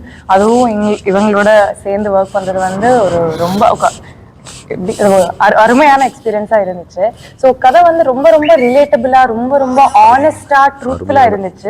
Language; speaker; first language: Tamil; non-native, learner; Telugu